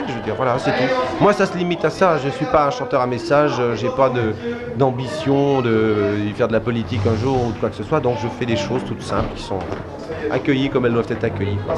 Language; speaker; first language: French; native; French